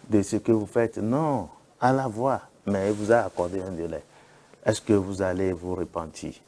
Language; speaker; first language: French; non-native, local second language; Yoruba